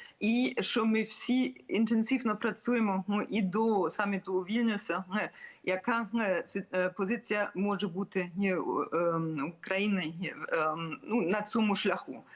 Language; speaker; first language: Ukrainian; non-native, fluent; German